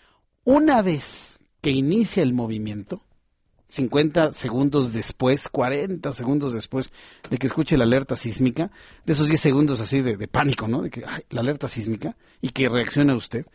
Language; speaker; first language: Spanish; native; Spanish